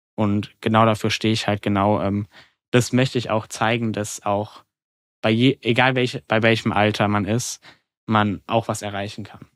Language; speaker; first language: German; native; German